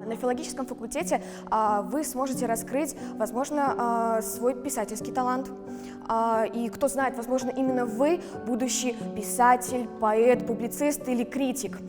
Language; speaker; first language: Russian; native; Russian